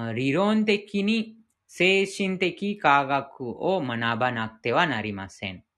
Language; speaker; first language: Japanese; non-native, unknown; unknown